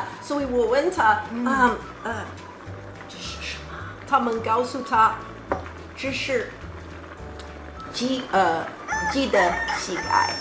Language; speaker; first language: Chinese; non-native, learner; English